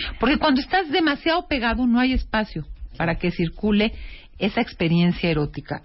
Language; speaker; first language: Spanish; native; Spanish